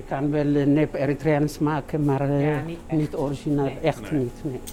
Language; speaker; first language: Dutch; non-native, learner; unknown